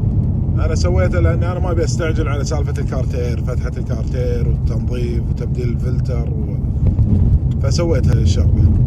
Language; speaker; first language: Arabic; native; Arabic